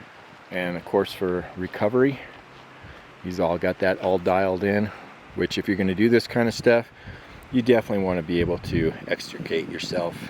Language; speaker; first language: English; native; English